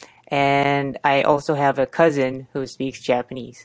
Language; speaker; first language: English; non-native, local second language; Cebuano